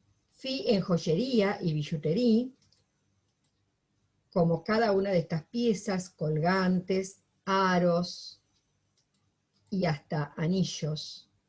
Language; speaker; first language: Spanish; native; Spanish